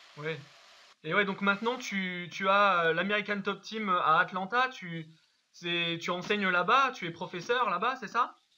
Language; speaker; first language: French; native; French